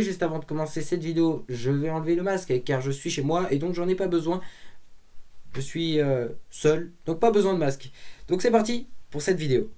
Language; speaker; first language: French; native; French